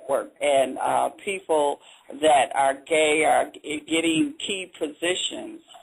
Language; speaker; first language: English; native; English